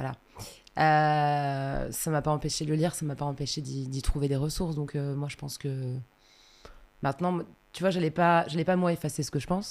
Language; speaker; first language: French; native; French